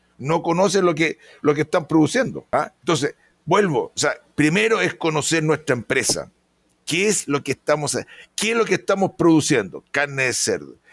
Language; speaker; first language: Spanish; native; Spanish